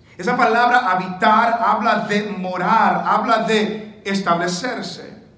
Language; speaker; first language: Spanish; early bilingual, heritage; Spanish